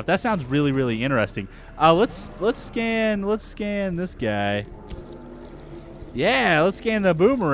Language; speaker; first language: English; native; English